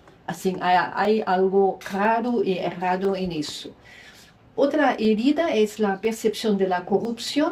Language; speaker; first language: Spanish; non-native, fluent; Luxembourgish